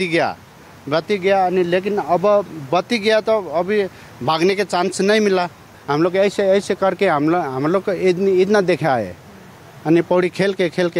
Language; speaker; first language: Hindi; non-native, learner; Nepali